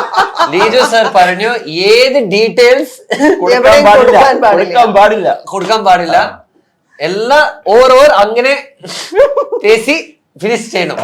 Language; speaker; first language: Malayalam; non-native, learner; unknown